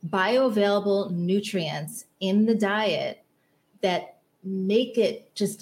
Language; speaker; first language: English; native; English